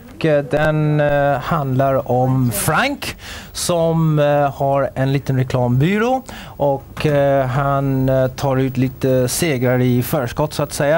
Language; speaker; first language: Swedish; native; Swedish